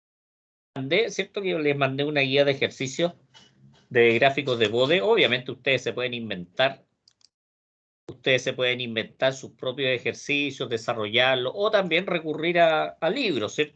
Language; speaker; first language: Spanish; native; Spanish